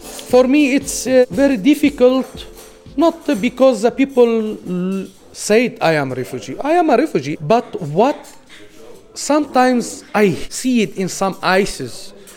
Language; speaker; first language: English; non-native, fluent; Arabic